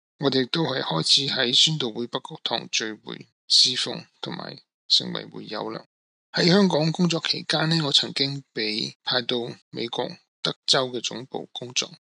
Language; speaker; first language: Cantonese; non-native, local second language; Min Nan Chinese